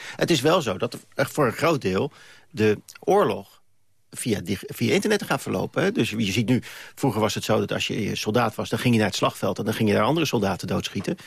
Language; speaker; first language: Dutch; native; Dutch